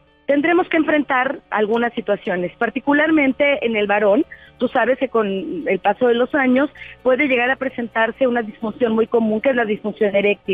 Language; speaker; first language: Spanish; native; Spanish